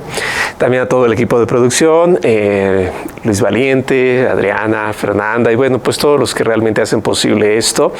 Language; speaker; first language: Spanish; native; Spanish